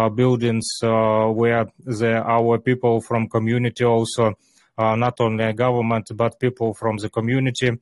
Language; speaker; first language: English; non-native, learner; Ukrainian